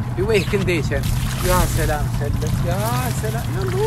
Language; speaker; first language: Arabic; native; Arabic